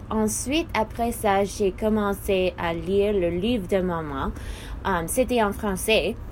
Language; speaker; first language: French; non-native, learner; English